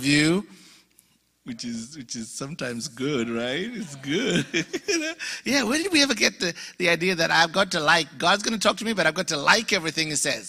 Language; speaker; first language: English; non-native, local second language; Ganda